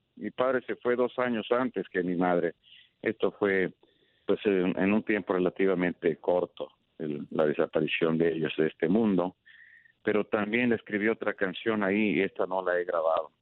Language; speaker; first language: Spanish; native; Spanish